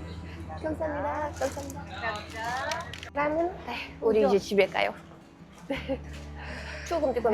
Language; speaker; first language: Korean; non-native, learner; Uzbek